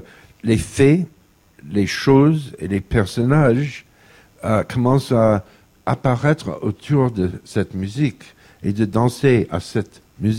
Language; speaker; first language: French; non-native, fluent; English